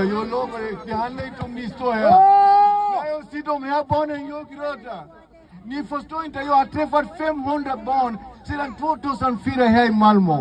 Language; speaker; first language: Swedish; non-native, fluent; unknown